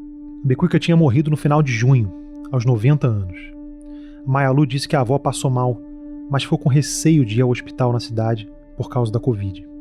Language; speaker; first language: Portuguese; native; Portuguese